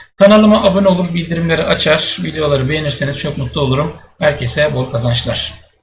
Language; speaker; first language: Turkish; native; Turkish